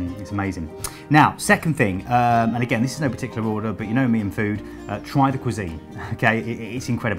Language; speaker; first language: English; native; English